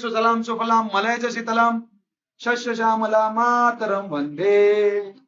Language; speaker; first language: Hindi; non-native, local second language; Marathi